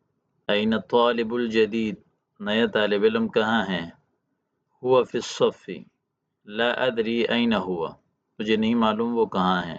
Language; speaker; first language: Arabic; non-native, fluent; Urdu